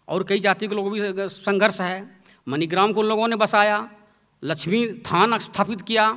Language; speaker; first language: Hindi; native; Hindi